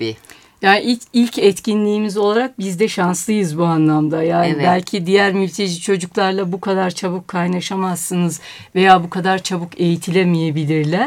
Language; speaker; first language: Turkish; native; Turkish